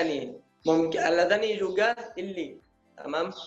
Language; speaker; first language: Indonesian; non-native, learner; Arabic